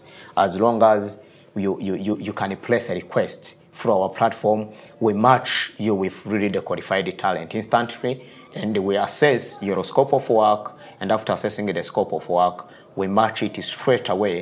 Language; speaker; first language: English; non-native, local second language; Kinyarwanda